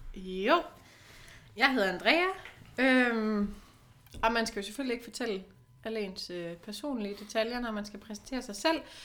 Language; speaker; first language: Danish; native; Danish